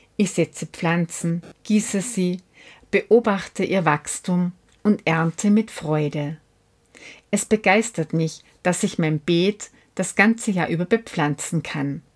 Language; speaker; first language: German; native; German